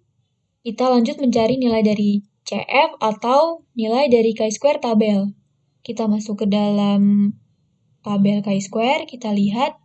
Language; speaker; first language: Indonesian; native; Indonesian